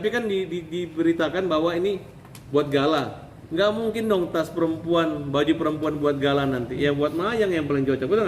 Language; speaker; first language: Indonesian; native; Indonesian